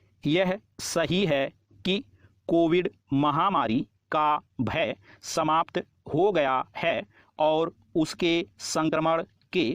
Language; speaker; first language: Hindi; native; Hindi